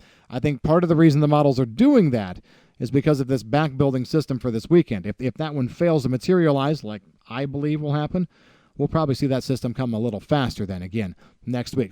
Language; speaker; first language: English; native; English